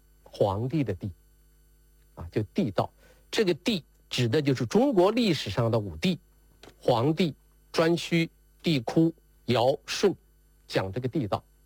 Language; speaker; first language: Chinese; native; Chinese